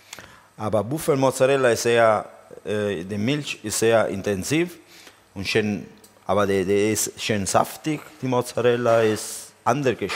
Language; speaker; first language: German; non-native, learner; Italian